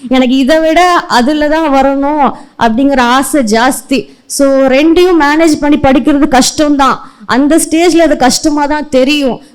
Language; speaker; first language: Tamil; early bilingual, heritage; Tamil